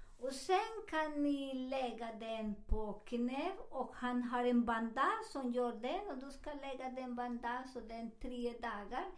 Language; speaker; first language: Swedish; non-native, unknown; Spanish